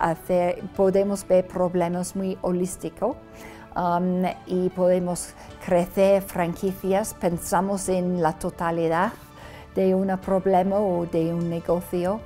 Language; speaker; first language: Spanish; non-native, learner; English